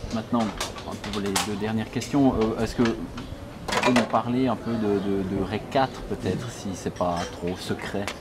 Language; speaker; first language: French; native; French